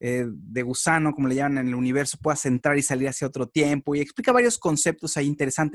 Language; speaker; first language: Spanish; native; Spanish